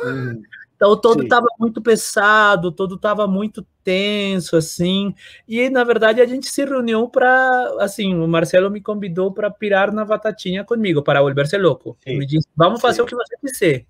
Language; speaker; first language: Portuguese; non-native, fluent; Spanish